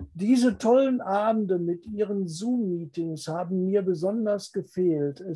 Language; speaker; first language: German; native; German